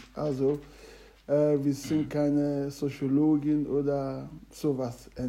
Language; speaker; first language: German; non-native, learner; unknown